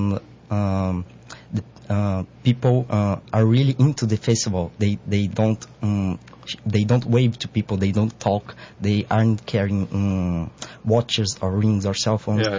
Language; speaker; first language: English; non-native, fluent; Portuguese